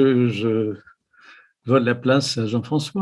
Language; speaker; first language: French; native; French